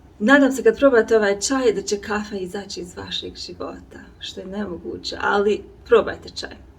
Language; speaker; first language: Bosnian; native; Bosnian